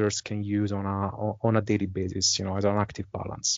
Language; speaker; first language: English; non-native, fluent; Italian